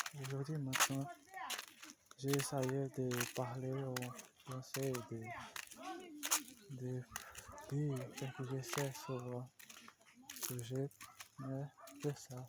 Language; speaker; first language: French; non-native, learner; Portuguese